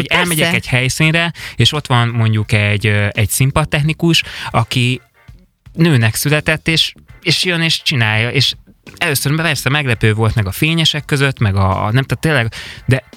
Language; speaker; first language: Hungarian; native; Hungarian